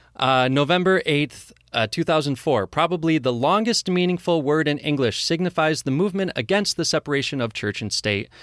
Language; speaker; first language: English; native; English